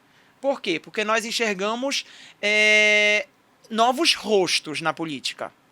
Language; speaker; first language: Portuguese; native; Portuguese